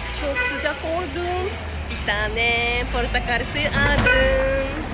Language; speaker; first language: Turkish; non-native, learner; Japanese